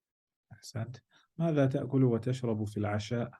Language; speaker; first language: Arabic; non-native, fluent; English